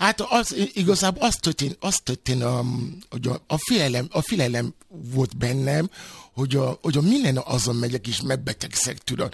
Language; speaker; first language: Hungarian; non-native, fluent; Yoruba